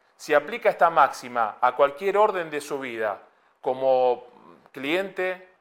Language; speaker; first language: Spanish; native; Spanish